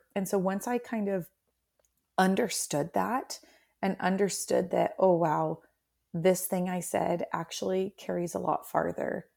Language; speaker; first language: English; native; English